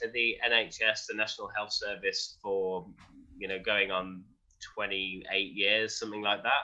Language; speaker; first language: English; native; English